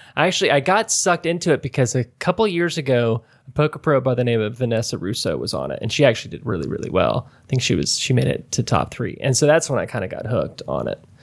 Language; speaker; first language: English; native; English